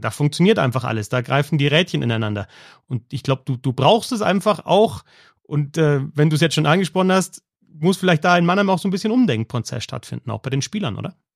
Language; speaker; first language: German; native; German